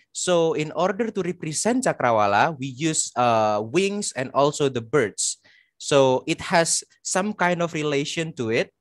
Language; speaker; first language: English; non-native, fluent; Indonesian